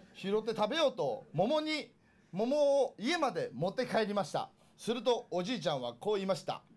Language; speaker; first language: Japanese; native; Japanese